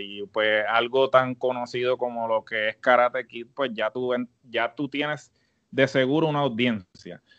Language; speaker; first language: Spanish; native; Spanish